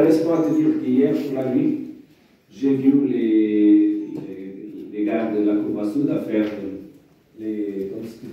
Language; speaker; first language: French; non-native, fluent; Portuguese